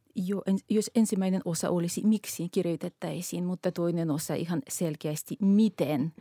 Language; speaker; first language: Finnish; non-native, fluent; Russian